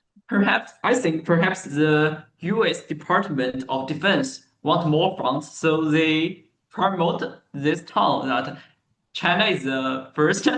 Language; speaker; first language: English; non-native, learner; Chinese